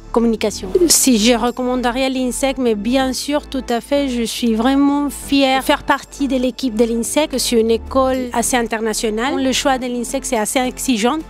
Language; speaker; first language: French; non-native, fluent; Spanish